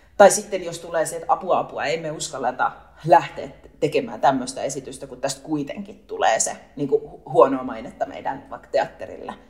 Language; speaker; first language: Finnish; native; Finnish